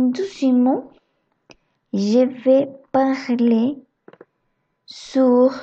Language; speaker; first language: French; non-native, learner; Spanish